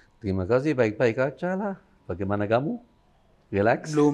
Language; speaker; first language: Indonesian; non-native, fluent; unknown